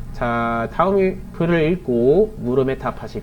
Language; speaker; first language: Korean; non-native, learner; Filipino